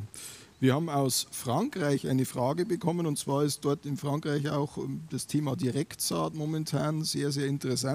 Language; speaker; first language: German; native; German